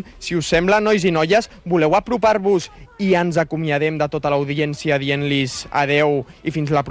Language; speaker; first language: Catalan; native; Catalan